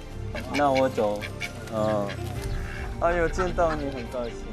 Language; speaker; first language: Chinese; non-native, fluent; Korean